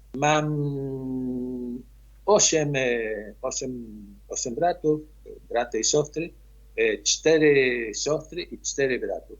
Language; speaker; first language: Polish; early bilingual, heritage; Polish